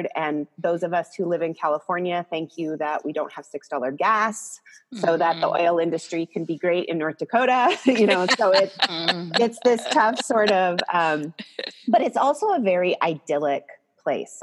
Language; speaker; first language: English; native; English